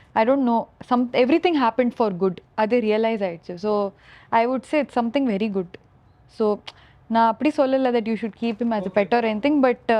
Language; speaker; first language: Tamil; early bilingual, heritage; Tamil